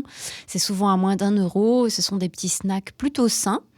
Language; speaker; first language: French; native; French